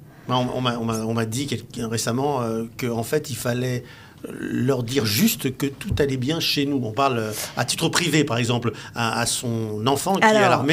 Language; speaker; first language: French; native; French